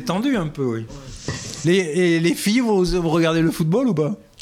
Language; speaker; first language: French; native; French